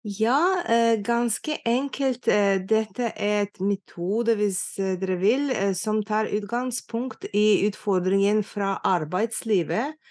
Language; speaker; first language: Norwegian; non-native, fluent; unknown